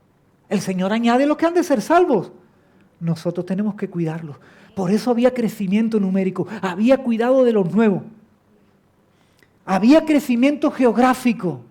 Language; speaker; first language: Spanish; native; Spanish